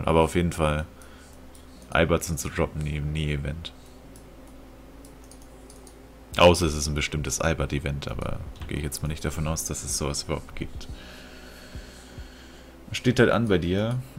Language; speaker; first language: German; native; German